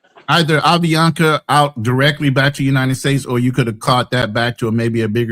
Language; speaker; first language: English; native; English